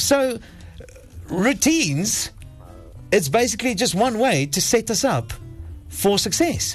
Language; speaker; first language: English; non-native, local second language; Afrikaans